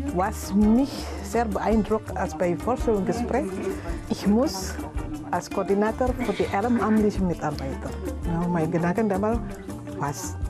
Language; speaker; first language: German; non-native, learner; Indonesian